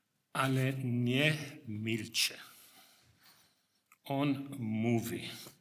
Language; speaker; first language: Polish; non-native, learner; English